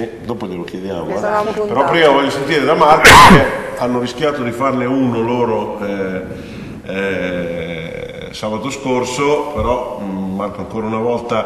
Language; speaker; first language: Italian; native; Italian